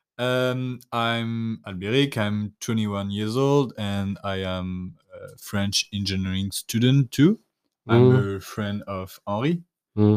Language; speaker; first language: English; non-native, learner; French